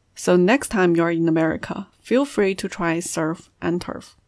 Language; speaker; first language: English; non-native, fluent; Chinese